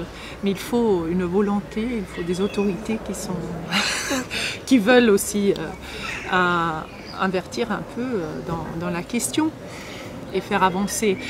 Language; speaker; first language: French; non-native, fluent; German